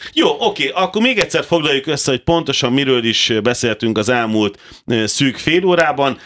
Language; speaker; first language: Hungarian; native; Hungarian